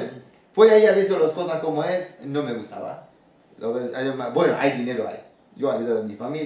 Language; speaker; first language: Spanish; non-native, learner; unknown